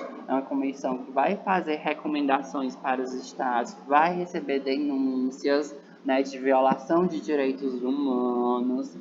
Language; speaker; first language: Portuguese; native; Portuguese